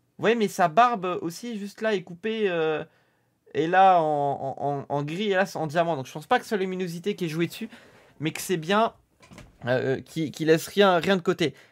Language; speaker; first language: French; native; French